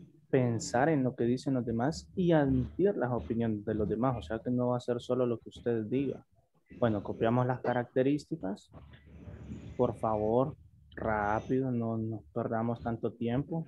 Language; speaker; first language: Spanish; native; Spanish